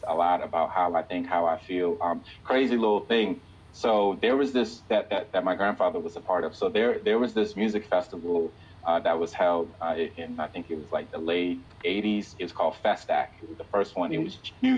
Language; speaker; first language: English; native; English